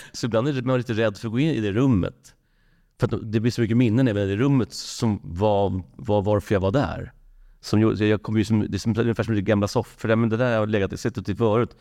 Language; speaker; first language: Swedish; native; Swedish